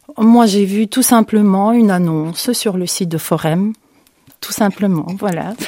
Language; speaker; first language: French; non-native, fluent; Ukrainian